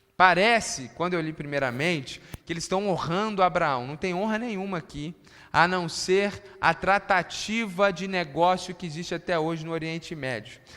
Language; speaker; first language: Portuguese; native; Portuguese